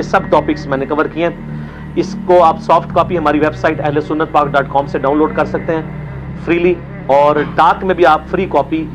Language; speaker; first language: Urdu; non-native, local second language; Punjabi